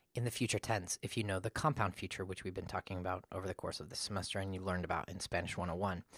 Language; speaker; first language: English; native; English